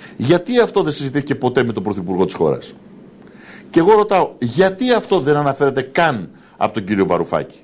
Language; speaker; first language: Greek; native; Greek